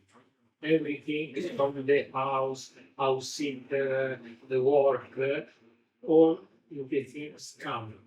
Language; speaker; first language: English; non-native, learner; Italian